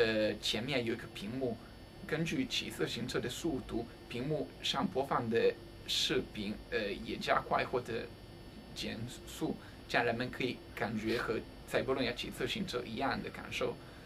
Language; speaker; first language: Chinese; non-native, fluent; Italian